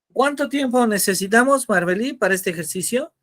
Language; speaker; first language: Spanish; native; Spanish